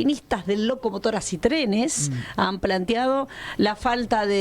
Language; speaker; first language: Spanish; native; Spanish